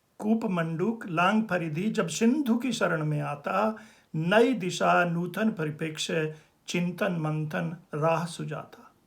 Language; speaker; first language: Hindi; native; Hindi